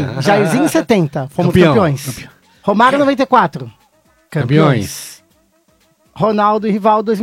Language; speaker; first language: Portuguese; native; Portuguese